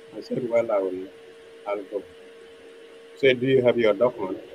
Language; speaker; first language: English; non-native, fluent; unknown